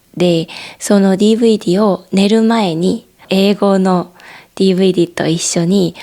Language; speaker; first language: Japanese; non-native, fluent; Korean